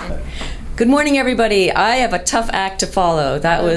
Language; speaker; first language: English; native; English